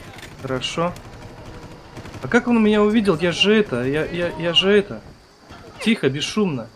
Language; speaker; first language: Russian; native; Russian